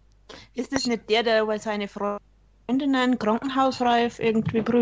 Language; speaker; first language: German; native; German